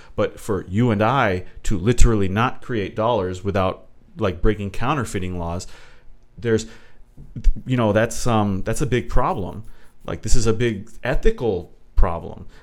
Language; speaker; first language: English; early bilingual, other home language; Portuguese